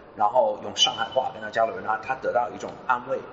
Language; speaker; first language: Chinese; non-native, fluent; English